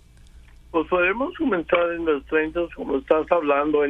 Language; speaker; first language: Spanish; early bilingual, other home language; English